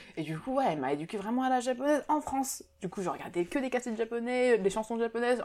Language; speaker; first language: French; early bilingual, other home language; Japanese